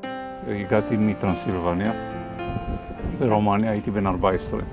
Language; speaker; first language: Hebrew; non-native, fluent; Romanian